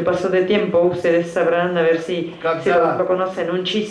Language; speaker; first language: Spanish; native; Spanish